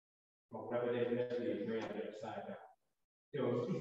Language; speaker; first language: French; native; French